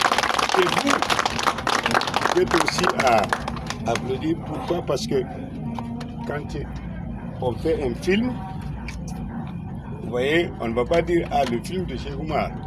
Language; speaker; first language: French; non-native, local second language; Bambara